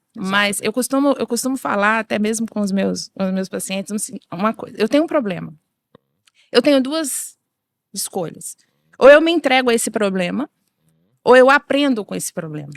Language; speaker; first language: Portuguese; native; Portuguese